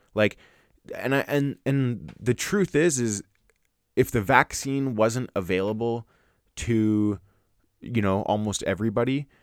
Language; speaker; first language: English; native; English